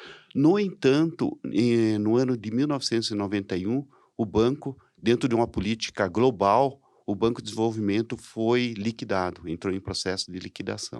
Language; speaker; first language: Portuguese; native; Portuguese